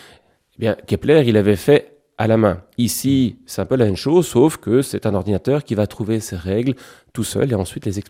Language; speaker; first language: French; native; French